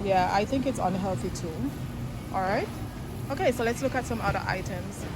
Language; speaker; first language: English; native; English